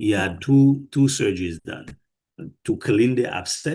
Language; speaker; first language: English; non-native, fluent; Haitian Creole